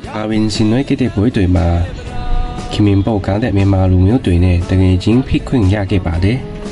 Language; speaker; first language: Burmese; non-native, learner; Chinese